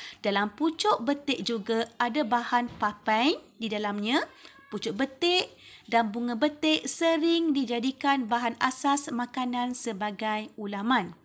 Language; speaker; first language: Malay; native; Malay